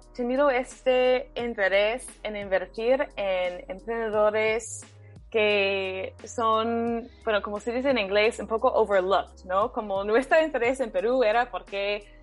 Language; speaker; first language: Spanish; non-native, fluent; English